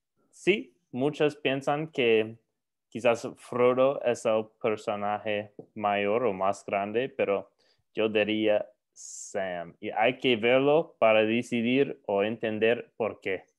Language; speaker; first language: Spanish; non-native, learner; English